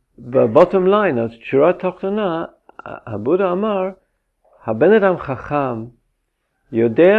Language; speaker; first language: Hebrew; non-native, fluent; English